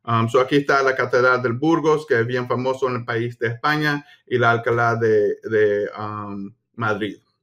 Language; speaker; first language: Spanish; early bilingual, heritage; Spanish